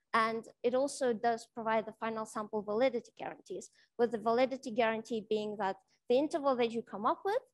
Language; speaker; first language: English; non-native, fluent; Lithuanian